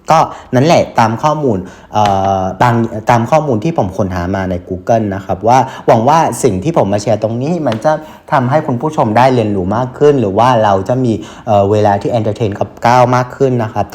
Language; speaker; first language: Thai; non-native, fluent; Vietnamese